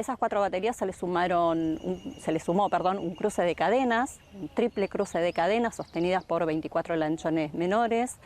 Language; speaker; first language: Spanish; native; Spanish